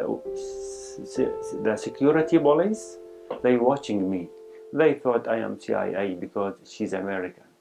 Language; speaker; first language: English; non-native, learner; Arabic